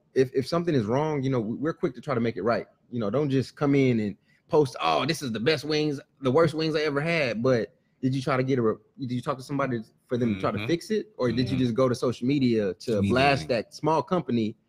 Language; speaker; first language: English; native; English